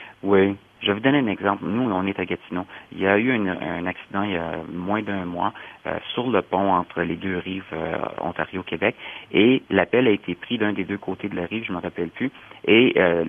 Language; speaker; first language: French; native; French